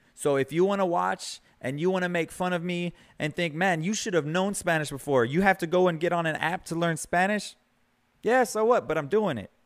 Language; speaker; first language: English; early bilingual, other home language; Spanish